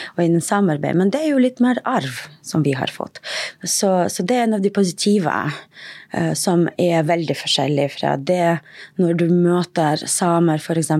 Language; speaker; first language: Norwegian; non-native, fluent; Russian